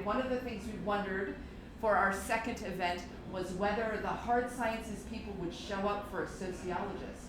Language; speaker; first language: English; native; English